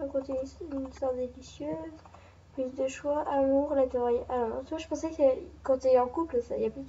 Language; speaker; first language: French; native; French